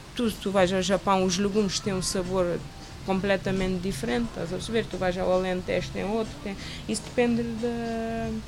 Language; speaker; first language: Portuguese; non-native, local second language; Kabuverdianu